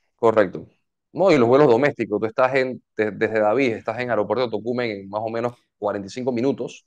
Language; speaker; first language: Spanish; native; Spanish